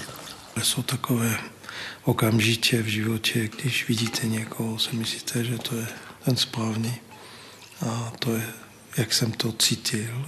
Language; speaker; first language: Czech; early bilingual, heritage; Czech